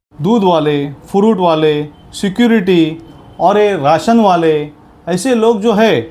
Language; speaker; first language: Hindi; non-native, local second language; Marathi